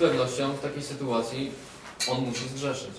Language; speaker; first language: Polish; native; Polish